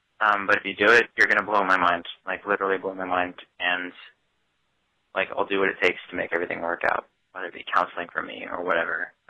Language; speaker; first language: English; native; English